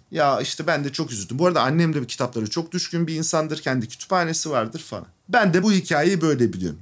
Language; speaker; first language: Turkish; native; Turkish